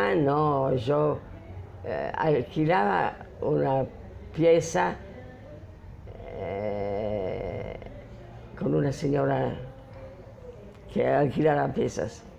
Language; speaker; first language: Spanish; non-native, fluent; Polish